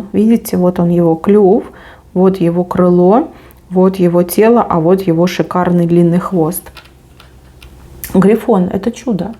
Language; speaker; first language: Russian; native; Russian